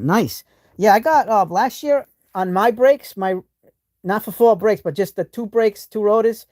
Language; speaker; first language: English; native; English